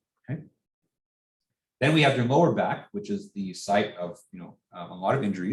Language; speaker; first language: English; native; English